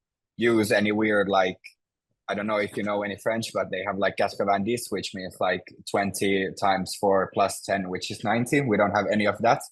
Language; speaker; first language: English; non-native, fluent; Finnish